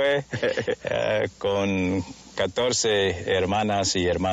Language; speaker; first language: Spanish; non-native, fluent; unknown